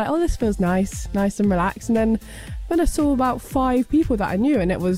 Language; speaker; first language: English; native; English